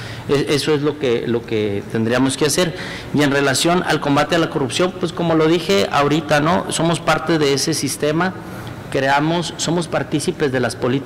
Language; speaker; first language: Spanish; native; Spanish